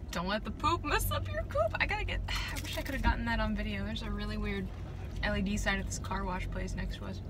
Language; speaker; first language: English; native; English